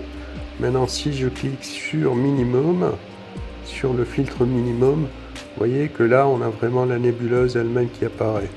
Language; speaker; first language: French; native; French